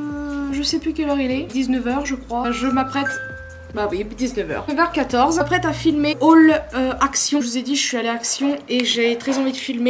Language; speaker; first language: French; native; French